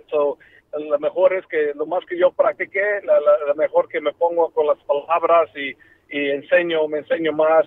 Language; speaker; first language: Spanish; early bilingual, heritage; Spanish